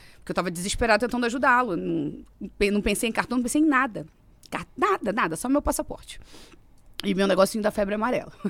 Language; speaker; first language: Portuguese; native; Portuguese